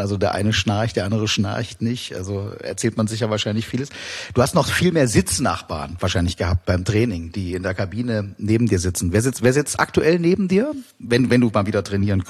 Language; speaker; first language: German; native; German